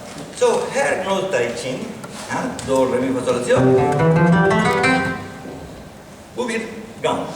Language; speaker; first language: Turkish; non-native, learner; Spanish